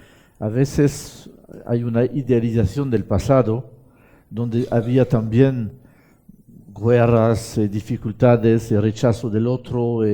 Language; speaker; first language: Spanish; non-native, fluent; French